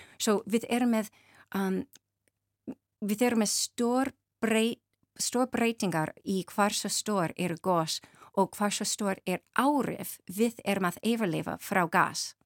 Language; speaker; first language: Icelandic; non-native, learner; English